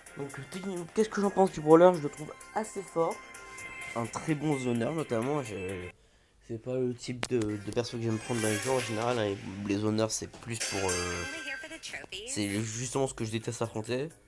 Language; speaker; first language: French; native; French